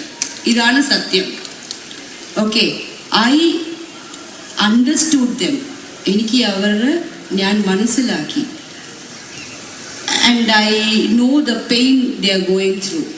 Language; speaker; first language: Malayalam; non-native, local second language; Tamil